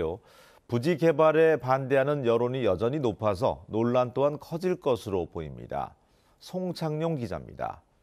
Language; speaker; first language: Korean; native; Korean